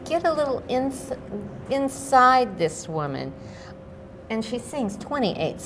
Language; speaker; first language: English; native; English